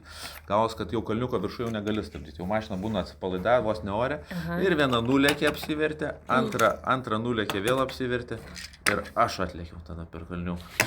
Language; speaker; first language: Lithuanian; native; Lithuanian